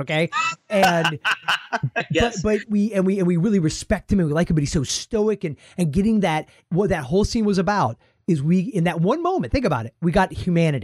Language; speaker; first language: English; native; English